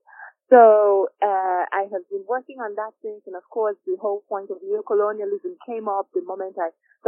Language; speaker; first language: English; non-native, local second language; Igbo